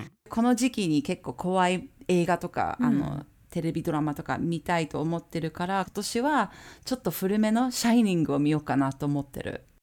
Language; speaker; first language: Japanese; early bilingual, other home language; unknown